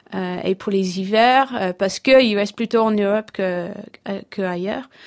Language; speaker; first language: French; non-native, fluent; English